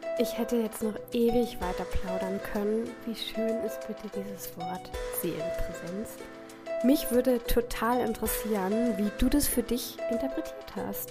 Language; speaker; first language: German; native; German